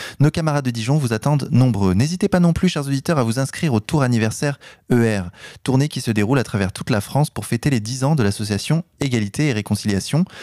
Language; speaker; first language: French; native; French